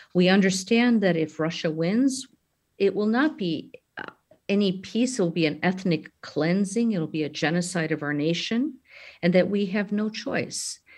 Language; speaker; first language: English; native; English